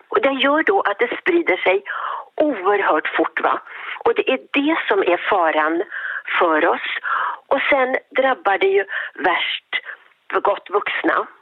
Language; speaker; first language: Swedish; native; Swedish